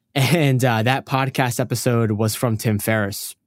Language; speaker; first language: English; early bilingual, other home language; Arabic